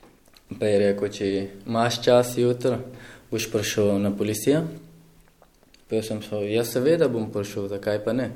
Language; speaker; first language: Slovenian; non-native, learner; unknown